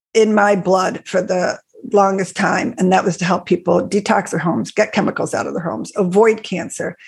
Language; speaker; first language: English; native; English